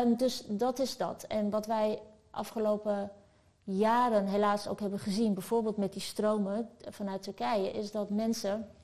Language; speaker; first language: Dutch; early bilingual, other home language; Turkish